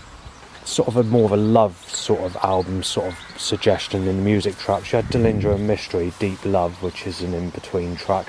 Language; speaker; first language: English; native; English